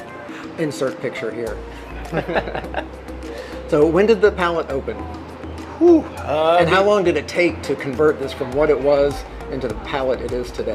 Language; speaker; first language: English; native; English